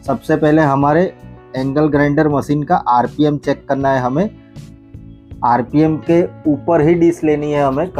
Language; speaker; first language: Hindi; native; Hindi